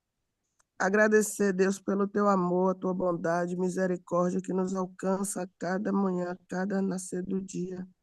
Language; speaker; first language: Portuguese; native; Portuguese